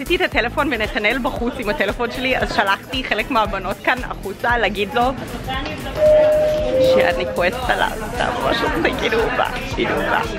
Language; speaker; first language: Hebrew; native; Hebrew